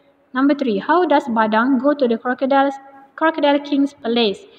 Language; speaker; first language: English; non-native, local second language; Malay